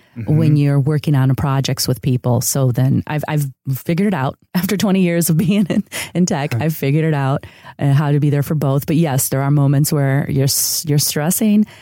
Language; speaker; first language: English; early bilingual, other home language; Spanish